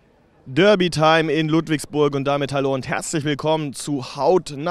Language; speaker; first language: German; native; German